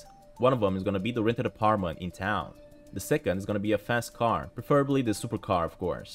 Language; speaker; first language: English; non-native, fluent; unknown